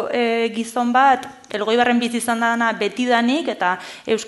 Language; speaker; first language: Basque; native; Basque